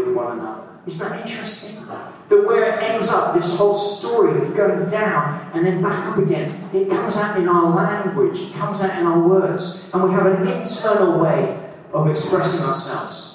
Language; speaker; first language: English; native; English